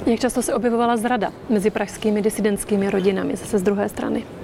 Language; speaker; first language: Czech; native; Czech